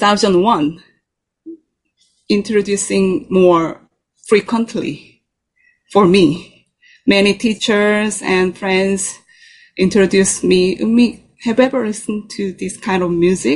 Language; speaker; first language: English; non-native, learner; Korean